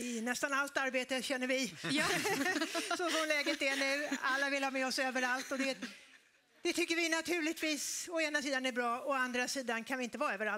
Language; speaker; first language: Swedish; native; Swedish